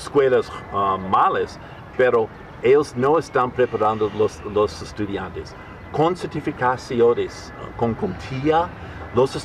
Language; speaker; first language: Spanish; non-native, learner; English